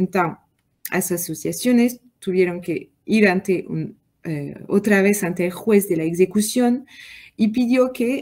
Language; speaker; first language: Portuguese; non-native, learner; French